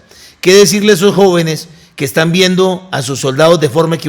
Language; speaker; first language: Spanish; native; Spanish